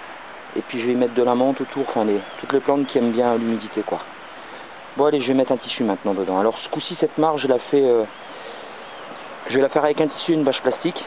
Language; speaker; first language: French; native; French